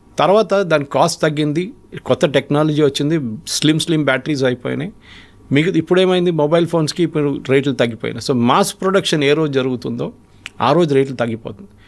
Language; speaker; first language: Telugu; non-native, local second language; Malayalam